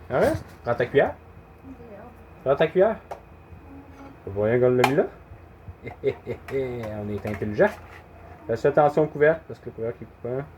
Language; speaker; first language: French; native; French